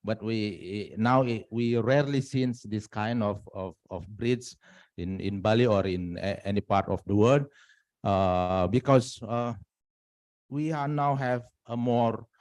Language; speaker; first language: English; non-native, fluent; Indonesian